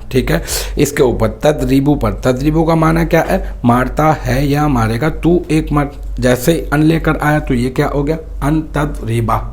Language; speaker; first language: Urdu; native; Urdu